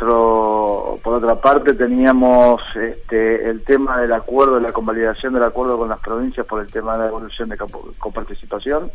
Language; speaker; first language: Spanish; native; Spanish